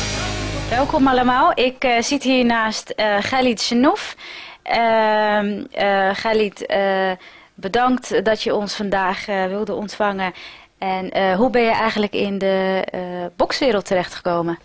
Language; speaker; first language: Dutch; early bilingual, other home language; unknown